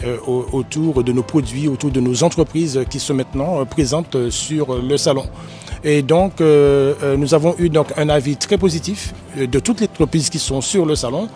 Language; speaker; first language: French; native; French